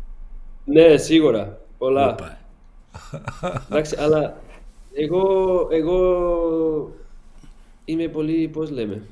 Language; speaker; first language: Greek; non-native, learner; Portuguese